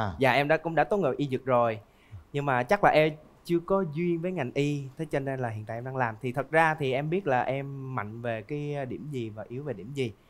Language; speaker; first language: Vietnamese; native; Vietnamese